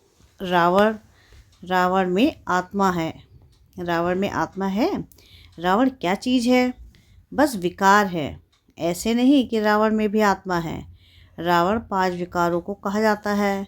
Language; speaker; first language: Hindi; native; Hindi